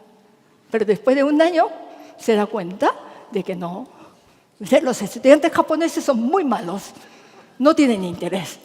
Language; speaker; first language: Spanish; non-native, fluent; Japanese